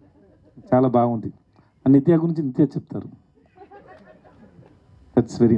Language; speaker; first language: Telugu; non-native, learner; Tamil